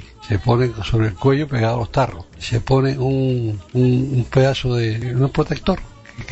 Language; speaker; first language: Spanish; native; Spanish